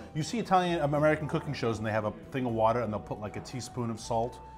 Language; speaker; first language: English; native; English